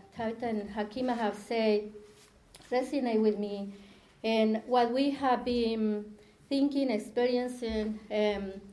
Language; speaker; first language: English; non-native, fluent; Spanish